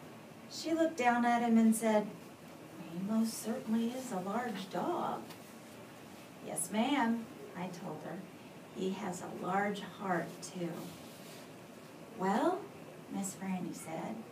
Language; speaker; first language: English; native; English